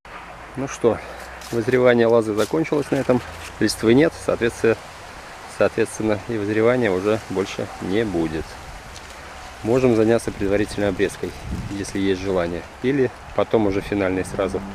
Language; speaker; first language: Russian; native; Russian